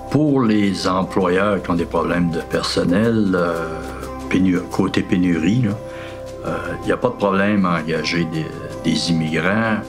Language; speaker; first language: French; native; French